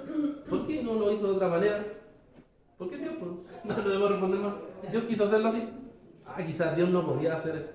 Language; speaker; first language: Spanish; native; Spanish